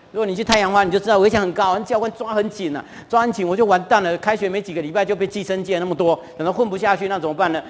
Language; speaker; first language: Chinese; non-native, local second language; Hakka Chinese